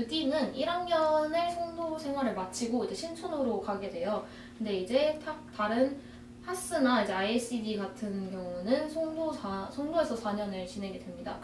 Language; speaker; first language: Korean; native; Korean